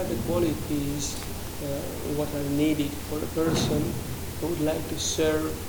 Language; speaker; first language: English; non-native, fluent; Hungarian